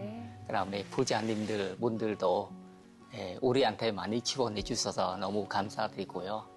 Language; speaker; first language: Korean; non-native, fluent; Khmer